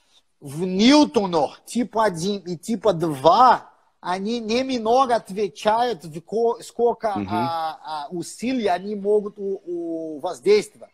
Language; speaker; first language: Russian; non-native, fluent; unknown